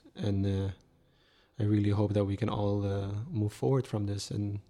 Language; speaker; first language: English; non-native, fluent; Papiamento